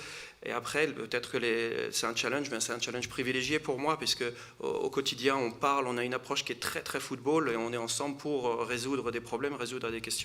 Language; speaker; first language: French; native; French